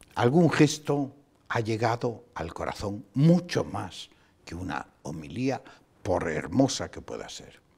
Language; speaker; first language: Spanish; non-native, local second language; Galician